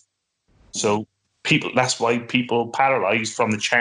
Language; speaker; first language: English; native; English